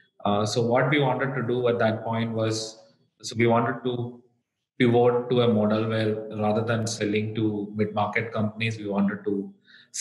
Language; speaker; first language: English; non-native, local second language; Malayalam